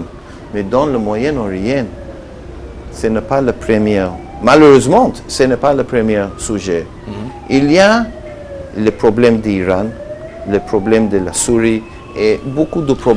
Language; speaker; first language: French; non-native, learner; Hebrew